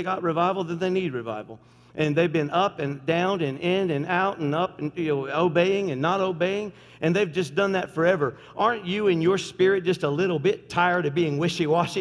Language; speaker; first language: English; native; English